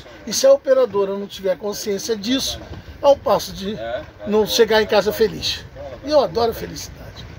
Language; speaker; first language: Portuguese; native; Portuguese